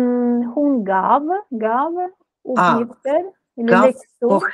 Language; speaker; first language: Swedish; non-native, fluent; Russian